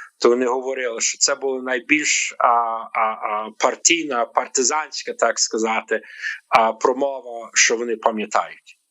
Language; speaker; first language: Ukrainian; early bilingual, heritage; Ukrainian